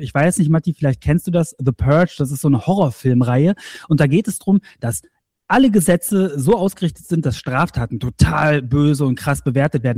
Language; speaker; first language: German; native; German